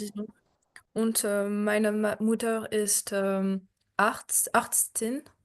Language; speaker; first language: German; non-native, learner; French